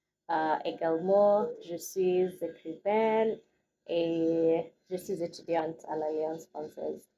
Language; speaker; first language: French; non-native, learner; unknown